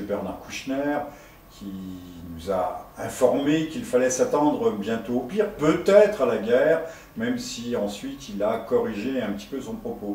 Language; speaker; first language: French; native; French